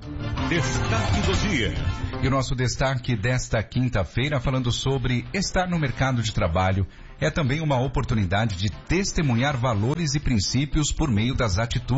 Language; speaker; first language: Portuguese; native; Portuguese